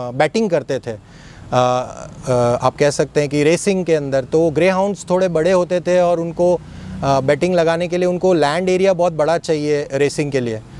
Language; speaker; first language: Hindi; native; Hindi